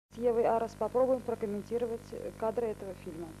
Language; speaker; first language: Russian; native; Russian